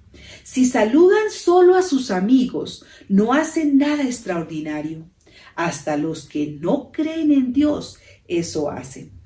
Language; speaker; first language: Spanish; native; Spanish